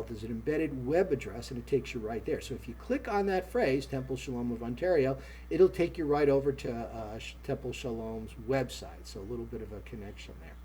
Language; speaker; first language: English; native; English